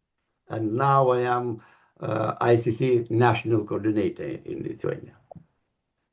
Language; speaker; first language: English; non-native, learner; Lithuanian